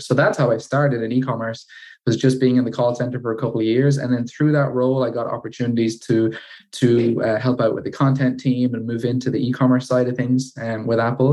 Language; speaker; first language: English; native; English